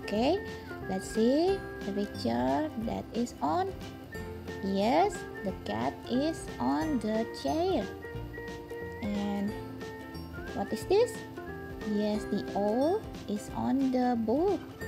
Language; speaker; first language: English; non-native, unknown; Indonesian